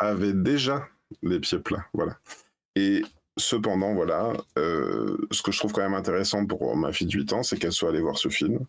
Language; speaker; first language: French; native; French